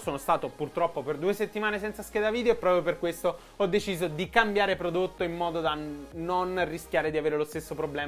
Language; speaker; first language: Italian; native; Italian